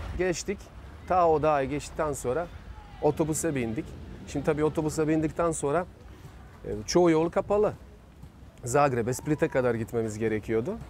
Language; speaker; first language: Turkish; non-native, fluent; Bosnian